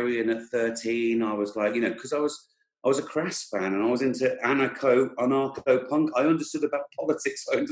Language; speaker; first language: English; native; English